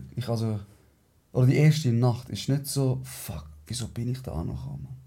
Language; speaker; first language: German; non-native, fluent; Spanish